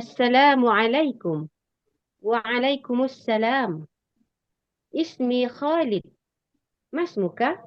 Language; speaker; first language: Arabic; non-native, learner; Indonesian